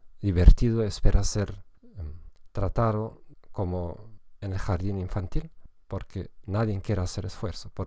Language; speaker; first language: Spanish; non-native, fluent; German